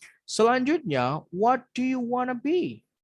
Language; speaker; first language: English; non-native, fluent; Indonesian